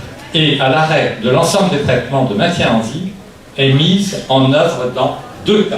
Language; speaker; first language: French; native; French